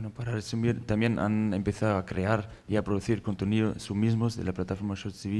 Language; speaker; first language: Spanish; non-native, fluent; German